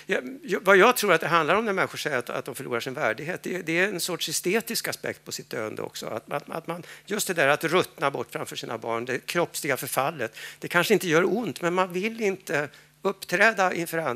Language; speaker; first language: Swedish; native; Swedish